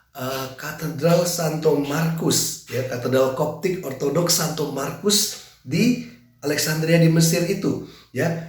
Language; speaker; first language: Indonesian; native; Indonesian